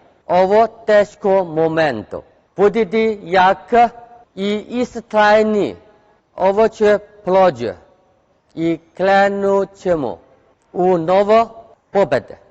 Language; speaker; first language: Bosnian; non-native, learner; Chinese